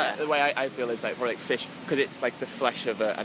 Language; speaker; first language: English; native; English